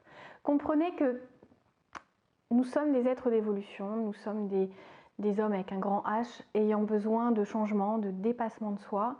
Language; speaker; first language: French; native; French